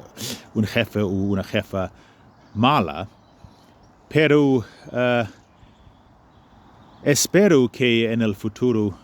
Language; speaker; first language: Spanish; non-native, fluent; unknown